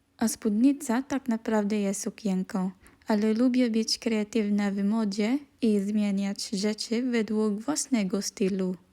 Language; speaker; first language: Polish; non-native, learner; Filipino